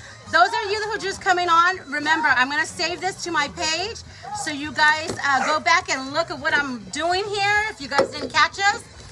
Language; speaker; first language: English; early bilingual, other home language; Spanish